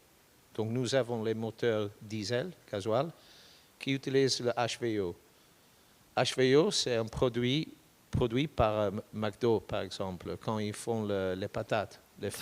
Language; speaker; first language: French; non-native, fluent; English